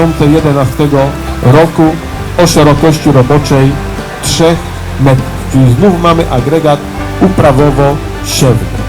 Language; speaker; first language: Polish; native; Polish